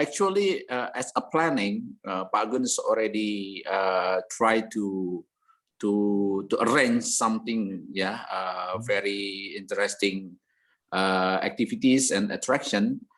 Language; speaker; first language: English; non-native, learner; Indonesian